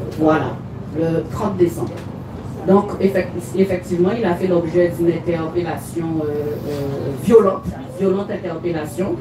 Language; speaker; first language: French; native; French